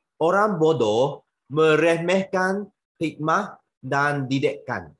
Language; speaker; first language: Malay; non-native, local second language; Chinese